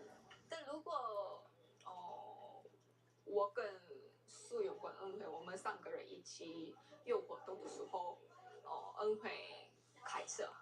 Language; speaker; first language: Chinese; non-native, learner; Korean